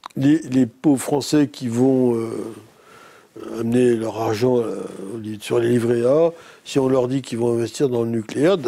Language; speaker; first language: French; native; French